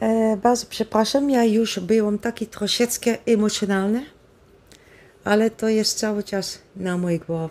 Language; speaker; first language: Polish; non-native, learner; Dutch